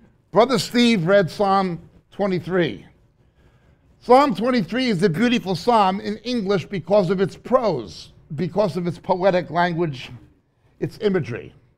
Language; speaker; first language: English; native; English